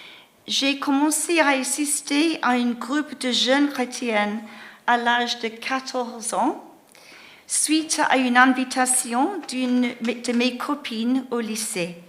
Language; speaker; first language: French; non-native, fluent; English